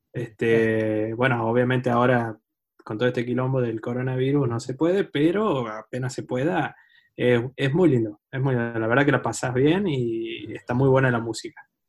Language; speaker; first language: Spanish; native; Spanish